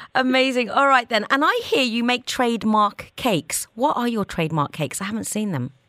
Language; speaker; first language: English; native; English